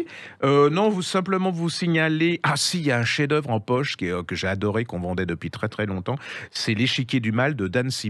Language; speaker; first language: French; native; French